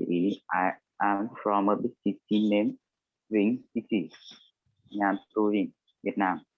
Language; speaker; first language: English; non-native, learner; Vietnamese